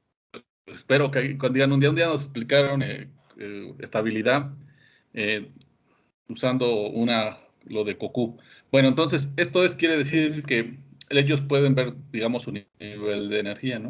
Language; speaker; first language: Spanish; native; Spanish